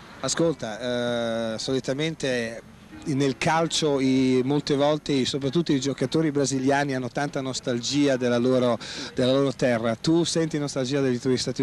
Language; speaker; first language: Italian; native; Italian